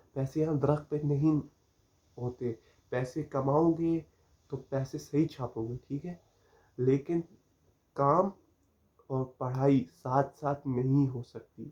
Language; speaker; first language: Urdu; non-native, local second language; Punjabi